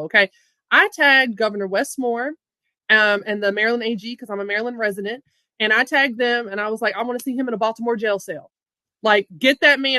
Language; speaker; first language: English; native; English